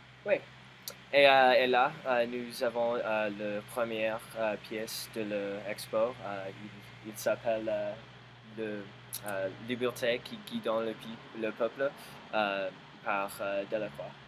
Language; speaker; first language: French; non-native, learner; English